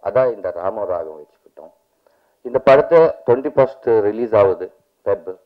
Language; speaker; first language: Tamil; non-native, learner; Telugu